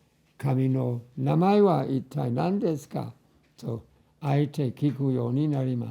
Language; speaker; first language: Japanese; non-native, fluent; English